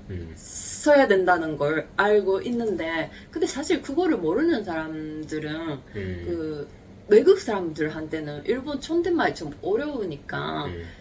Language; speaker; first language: Korean; non-native, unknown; Japanese